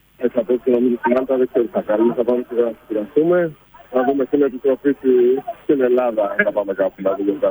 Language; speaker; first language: Greek; native; Greek